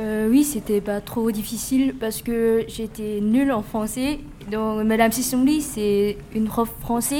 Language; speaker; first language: French; non-native, learner; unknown